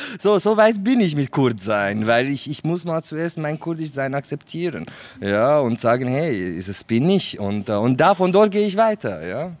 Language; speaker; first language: German; non-native, fluent; Kurdish